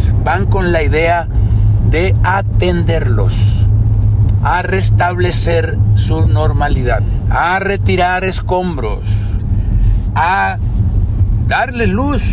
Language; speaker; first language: Spanish; native; Spanish